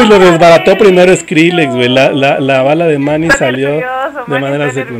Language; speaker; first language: Spanish; native; Spanish